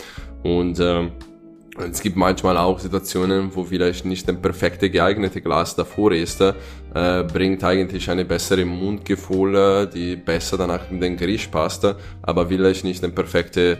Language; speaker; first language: German; non-native, fluent; Italian